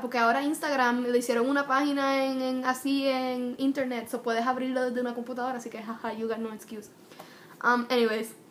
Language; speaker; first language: Spanish; early bilingual, heritage; Spanish